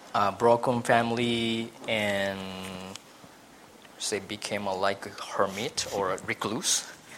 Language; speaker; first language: English; non-native, fluent; Japanese